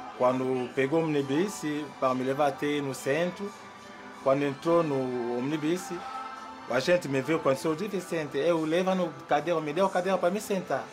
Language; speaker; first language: Portuguese; non-native, local second language; Kongo